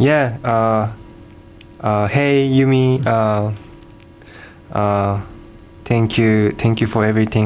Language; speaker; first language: English; non-native, learner; Japanese